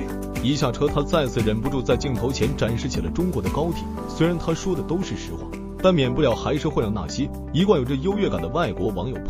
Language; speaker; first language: Chinese; native; Chinese